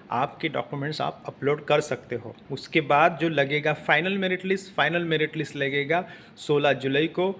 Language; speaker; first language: Hindi; non-native, local second language; Marathi